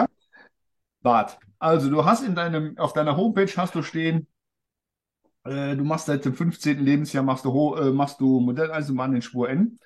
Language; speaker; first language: German; native; German